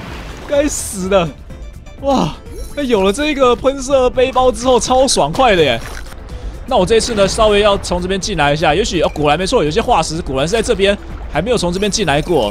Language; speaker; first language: Chinese; native; Chinese